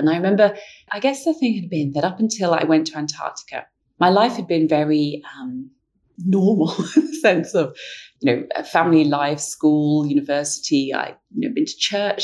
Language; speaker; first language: English; native; English